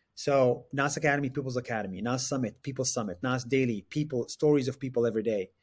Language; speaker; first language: English; non-native, fluent; Arabic